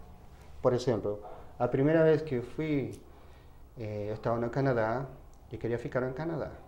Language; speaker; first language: Portuguese; non-native, fluent; Spanish